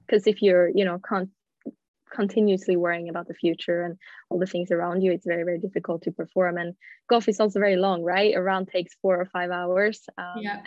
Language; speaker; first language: English; non-native, fluent; Swedish